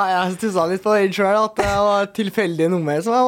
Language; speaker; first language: Norwegian; native; Norwegian